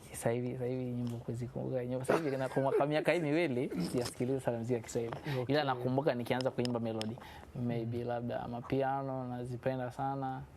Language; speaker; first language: Swahili; non-native, local second language; Masai